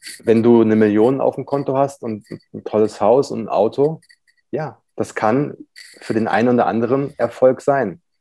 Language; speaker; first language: German; native; German